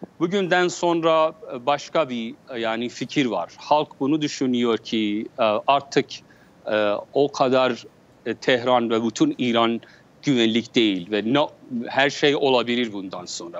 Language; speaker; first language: Turkish; non-native, learner; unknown